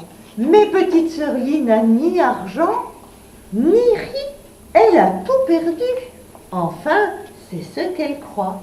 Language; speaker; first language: French; native; French